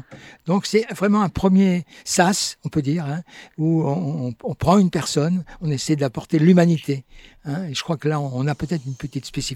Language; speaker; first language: French; native; French